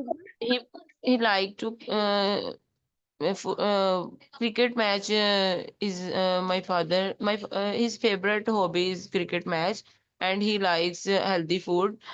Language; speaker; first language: English; non-native, learner; Urdu